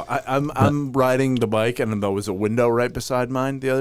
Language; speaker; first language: English; native; English